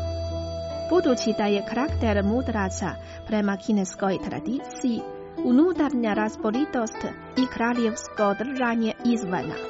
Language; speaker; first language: Croatian; non-native, fluent; Chinese